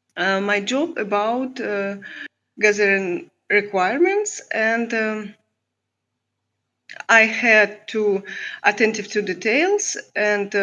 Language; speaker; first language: English; non-native, learner; Russian